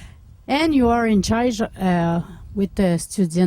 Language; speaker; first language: English; non-native, local second language; French